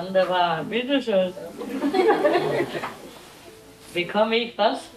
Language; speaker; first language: German; non-native, learner; Vietnamese